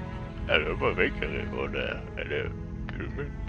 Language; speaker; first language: Norwegian; non-native, learner; Swedish